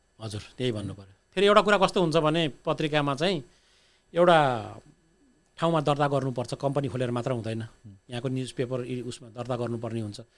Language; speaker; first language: Nepali; native; Nepali